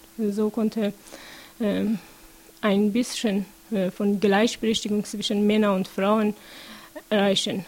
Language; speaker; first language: German; non-native, learner; Persian